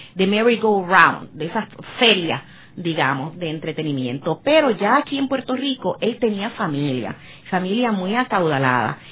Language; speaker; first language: Spanish; native; Spanish